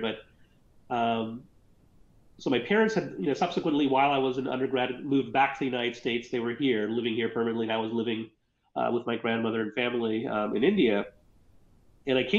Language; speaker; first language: English; early bilingual, other home language; Gujarati